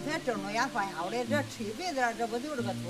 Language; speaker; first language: Chinese; native; Chinese